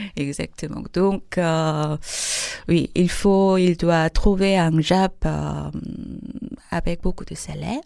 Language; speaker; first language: French; non-native, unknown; Korean